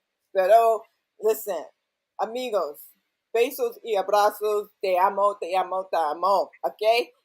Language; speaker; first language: Spanish; non-native, learner; English